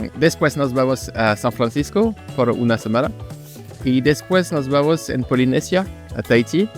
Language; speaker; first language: Spanish; non-native, learner; French